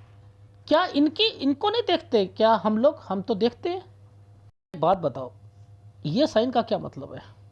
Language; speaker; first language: Hindi; native; Hindi